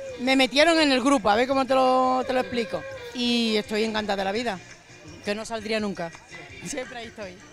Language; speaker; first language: Spanish; native; Spanish